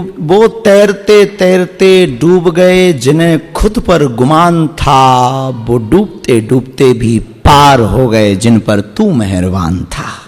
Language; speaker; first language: Hindi; native; Hindi